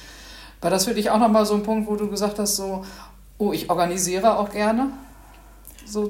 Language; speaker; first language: German; native; German